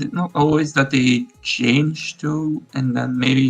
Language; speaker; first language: English; non-native, fluent; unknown